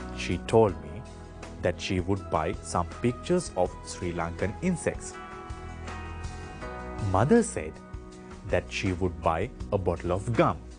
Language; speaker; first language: English; non-native, local second language; Sinhala